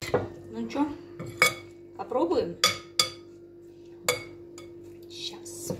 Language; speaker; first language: Russian; non-native, fluent; Turkmen